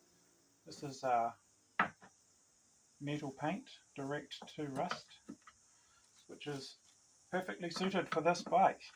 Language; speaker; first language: English; native; English